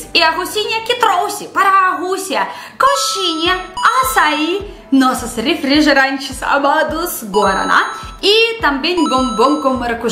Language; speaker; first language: Portuguese; non-native, learner; Russian